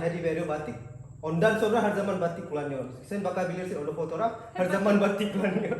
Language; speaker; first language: Turkish; non-native, learner; Indonesian